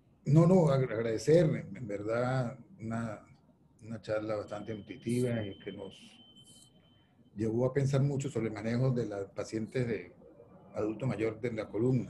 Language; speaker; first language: Spanish; native; Spanish